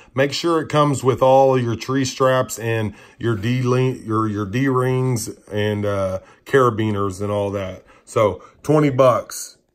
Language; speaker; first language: English; native; English